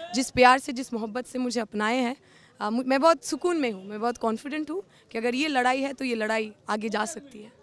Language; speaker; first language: Hindi; non-native, local second language; Bangla